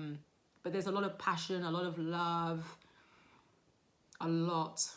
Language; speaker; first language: English; native; English